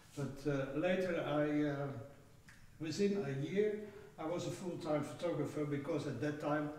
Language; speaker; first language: English; non-native, fluent; Dutch